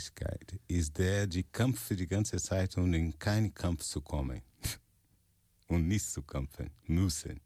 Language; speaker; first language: German; non-native, fluent; Portuguese